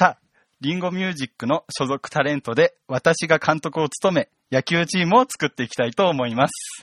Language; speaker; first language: Japanese; native; Japanese